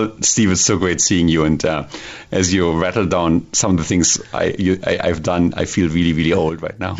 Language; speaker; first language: English; non-native, fluent; German